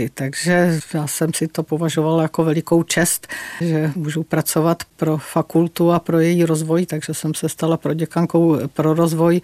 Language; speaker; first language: Czech; native; Czech